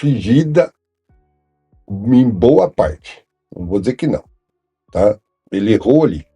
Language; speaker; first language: Portuguese; native; Portuguese